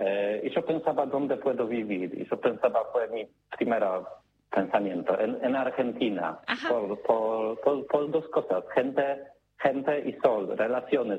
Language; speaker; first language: Spanish; non-native, learner; Polish